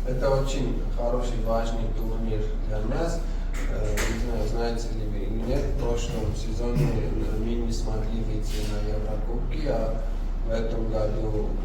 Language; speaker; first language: Russian; non-native, fluent; Armenian